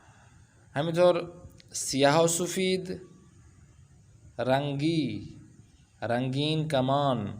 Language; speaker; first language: Persian; non-native, fluent; Urdu